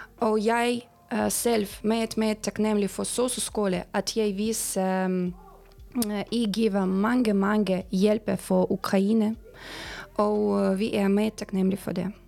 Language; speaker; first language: Danish; non-native, learner; Ukrainian